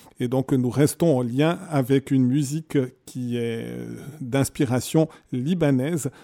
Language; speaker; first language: French; native; French